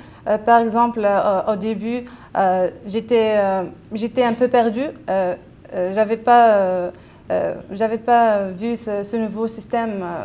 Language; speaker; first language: French; non-native, local second language; Arabic